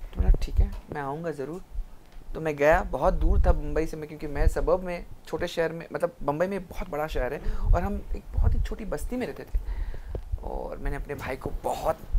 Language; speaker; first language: Hindi; non-native, local second language; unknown